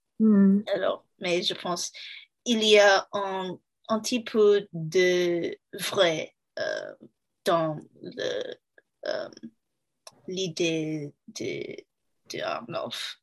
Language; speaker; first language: French; non-native, learner; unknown